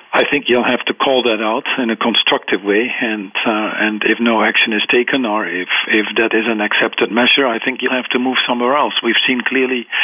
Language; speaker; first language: English; non-native, fluent; Dutch